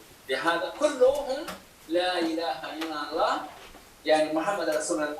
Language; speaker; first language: Arabic; non-native, fluent; Chinese